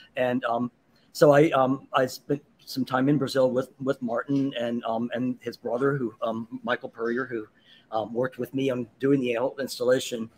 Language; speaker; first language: English; native; English